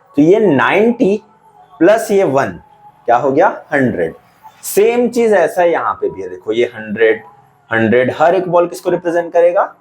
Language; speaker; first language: Hindi; native; Hindi